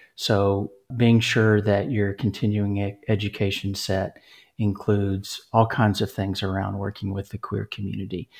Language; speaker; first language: English; native; English